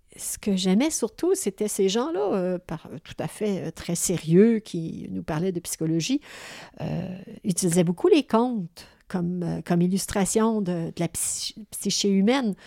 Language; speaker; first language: French; native; French